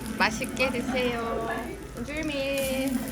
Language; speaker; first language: Korean; non-native, learner; English